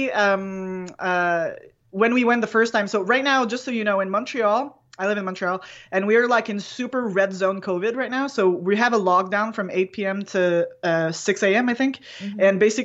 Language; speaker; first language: English; non-native, fluent; French